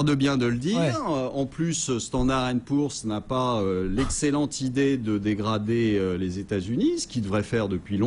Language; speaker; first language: French; native; French